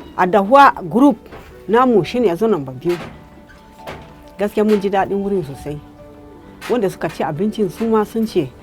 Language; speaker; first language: Hausa; non-native, local second language; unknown